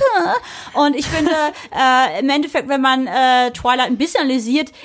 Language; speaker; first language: German; early bilingual, other home language; English